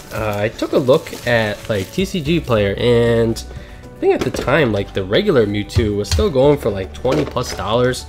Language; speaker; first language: English; native; English